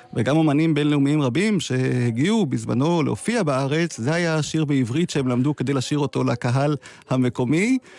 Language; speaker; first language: Hebrew; native; Hebrew